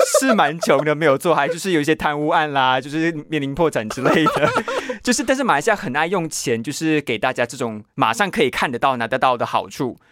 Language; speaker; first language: Chinese; native; Chinese